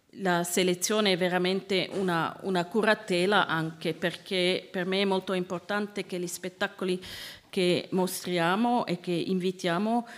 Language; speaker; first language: Italian; non-native, learner; Swiss German